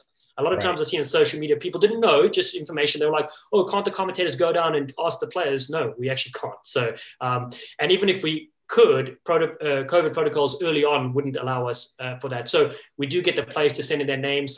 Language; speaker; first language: English; native; English